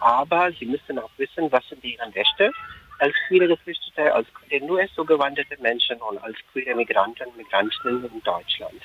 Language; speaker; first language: German; non-native, fluent; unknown